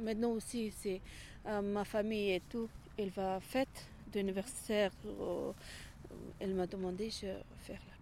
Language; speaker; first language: French; non-native, learner; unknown